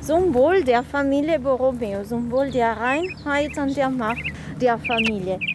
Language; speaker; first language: German; non-native, fluent; Italian